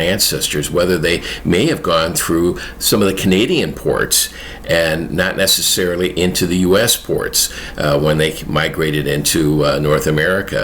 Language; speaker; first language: English; native; English